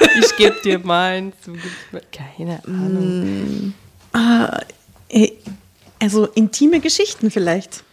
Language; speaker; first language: German; native; German